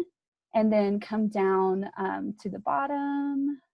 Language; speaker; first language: English; native; English